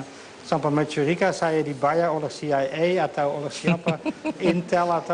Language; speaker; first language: Indonesian; non-native, fluent; Dutch